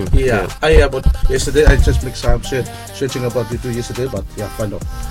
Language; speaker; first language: English; non-native, local second language; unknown